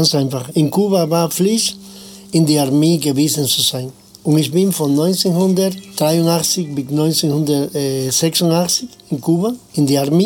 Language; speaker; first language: German; non-native, fluent; Spanish